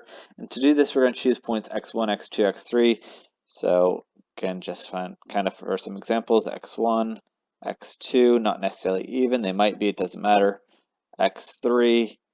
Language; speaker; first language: English; native; English